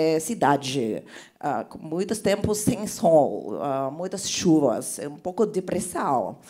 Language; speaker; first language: Portuguese; non-native, learner; Russian